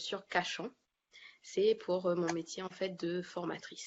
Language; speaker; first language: French; native; French